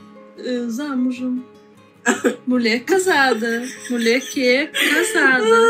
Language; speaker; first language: Portuguese; non-native, fluent; Russian